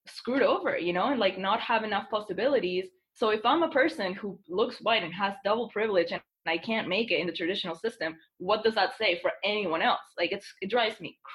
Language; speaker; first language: English; non-native, fluent; Spanish